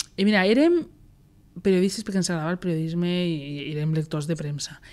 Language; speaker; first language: Catalan; native; Catalan